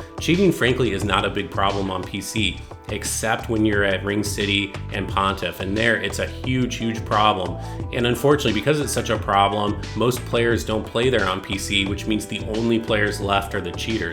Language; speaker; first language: English; native; English